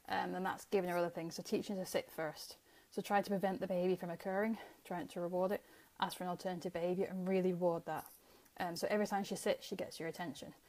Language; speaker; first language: English; native; English